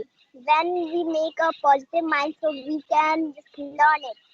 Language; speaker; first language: English; non-native, learner; Hindi